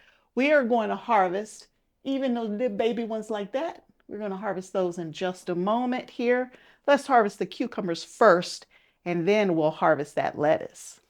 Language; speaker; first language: English; native; English